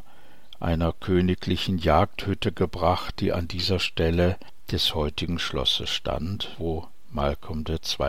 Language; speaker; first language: German; native; German